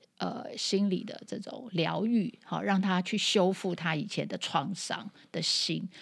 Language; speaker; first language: Chinese; native; Chinese